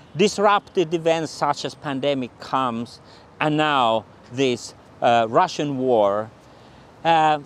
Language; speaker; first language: English; non-native, fluent; Finnish